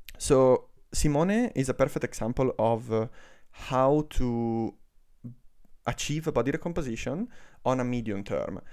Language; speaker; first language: English; non-native, fluent; Italian